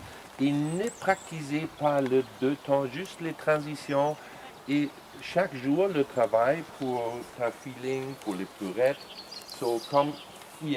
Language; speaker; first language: French; non-native, learner; German